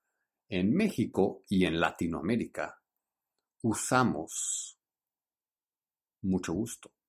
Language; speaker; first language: Spanish; early bilingual, heritage; Spanish